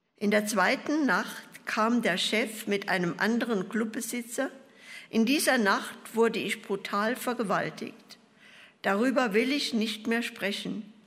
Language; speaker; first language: German; native; German